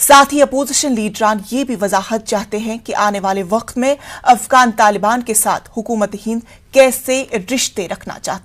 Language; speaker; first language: Hindi; native; Hindi